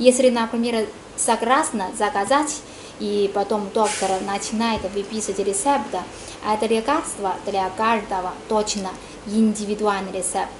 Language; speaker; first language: Russian; non-native, learner; Chinese